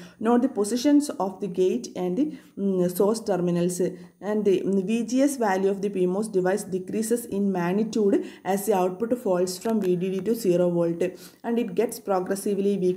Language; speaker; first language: English; non-native, local second language; Malayalam